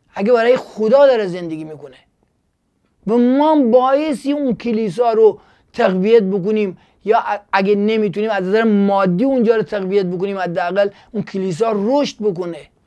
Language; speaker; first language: Persian; native; Persian